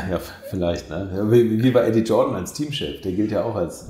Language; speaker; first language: German; native; German